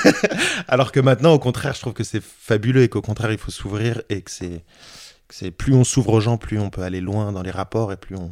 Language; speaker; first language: French; native; French